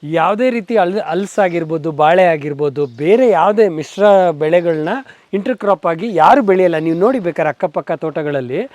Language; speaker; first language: Kannada; native; Kannada